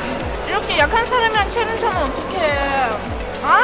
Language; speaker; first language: Korean; non-native, learner; Turkish